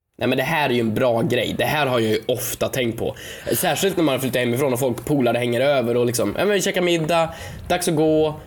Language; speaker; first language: Swedish; native; Swedish